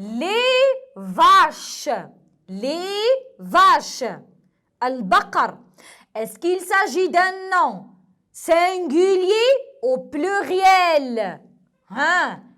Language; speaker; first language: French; non-native, local second language; Arabic